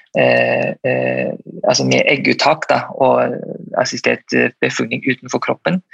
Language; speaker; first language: Norwegian; non-native, fluent; Malay